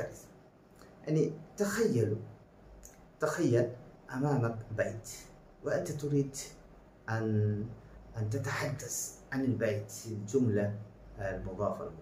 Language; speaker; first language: Arabic; non-native, fluent; Bangla